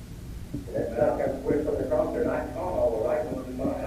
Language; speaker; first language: English; native; English